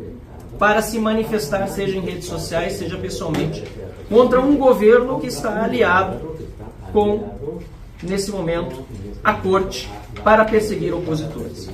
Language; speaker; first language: Portuguese; native; Portuguese